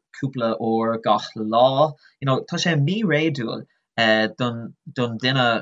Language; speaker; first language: Irish; non-native, local second language; English